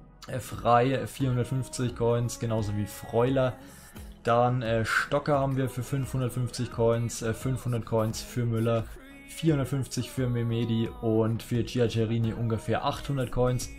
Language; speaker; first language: German; native; German